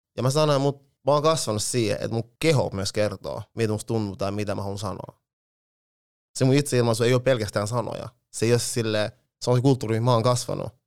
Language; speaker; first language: Finnish; early bilingual, other home language; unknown